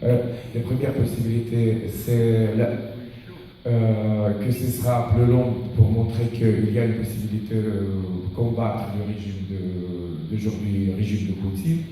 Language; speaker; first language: French; non-native, fluent; Russian